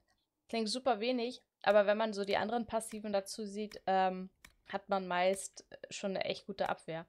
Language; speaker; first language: German; native; German